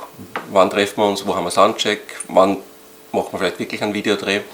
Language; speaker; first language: German; native; German